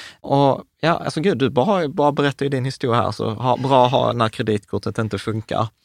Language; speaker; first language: Swedish; early bilingual, other home language; Czech